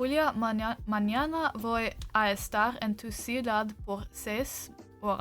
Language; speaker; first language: Spanish; non-native, learner; English